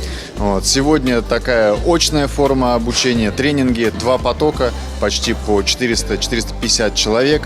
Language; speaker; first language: Russian; native; Russian